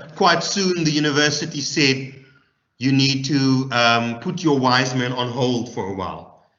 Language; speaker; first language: English; non-native, local second language; Afrikaans